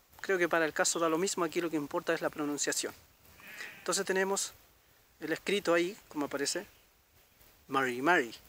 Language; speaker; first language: Spanish; native; Spanish